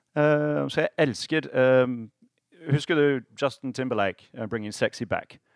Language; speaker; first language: Norwegian; non-native, fluent; English